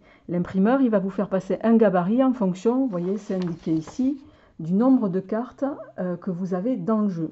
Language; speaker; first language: French; native; French